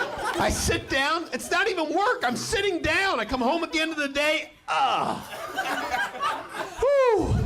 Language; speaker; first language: English; native; English